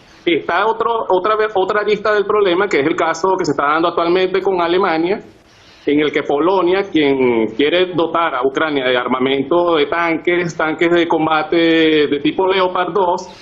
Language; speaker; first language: Spanish; native; Spanish